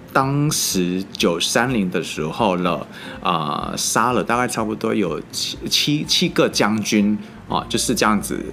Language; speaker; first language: Chinese; non-native, fluent; Indonesian